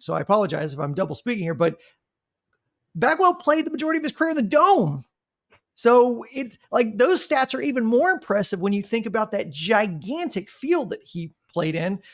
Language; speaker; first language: English; native; English